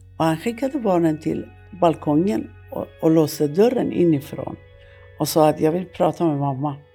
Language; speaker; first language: Swedish; non-native, fluent; Persian